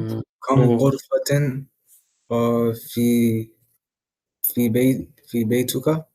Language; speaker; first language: Arabic; non-native, learner; English